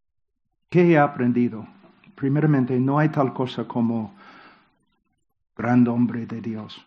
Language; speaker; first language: Spanish; non-native, fluent; English